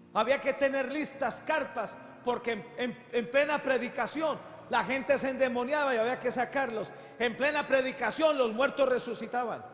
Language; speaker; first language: Spanish; native; Spanish